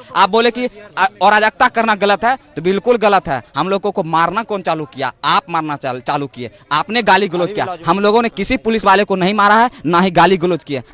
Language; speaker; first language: Hindi; native; Hindi